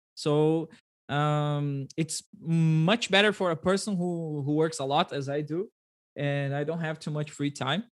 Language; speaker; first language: English; non-native, fluent; Portuguese